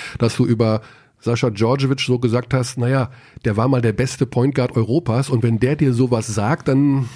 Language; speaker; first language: German; native; German